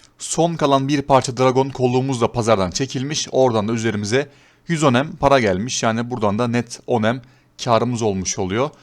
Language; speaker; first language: Turkish; native; Turkish